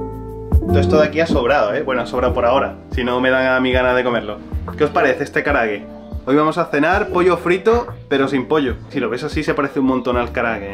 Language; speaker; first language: Spanish; native; Spanish